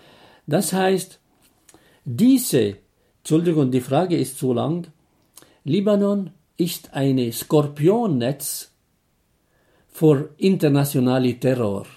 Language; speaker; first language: German; non-native, fluent; Arabic